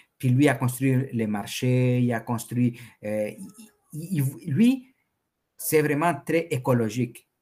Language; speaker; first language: French; non-native, fluent; Spanish